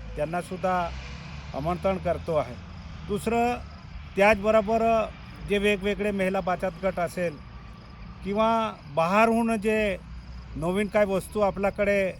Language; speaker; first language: Marathi; non-native, local second language; Bhili